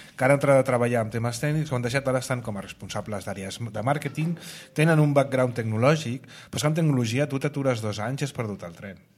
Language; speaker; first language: Catalan; native; Catalan